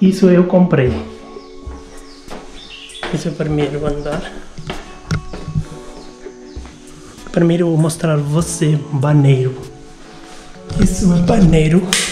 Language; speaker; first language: Portuguese; non-native, learner; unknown